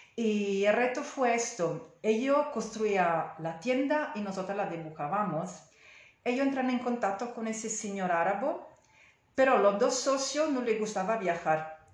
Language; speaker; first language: Spanish; non-native, fluent; Italian